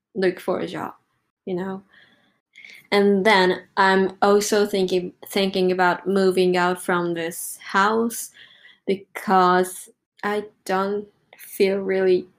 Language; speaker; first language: English; non-native, fluent; Japanese